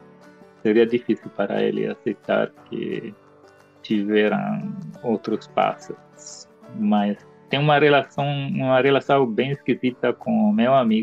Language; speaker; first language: Portuguese; non-native, fluent; Italian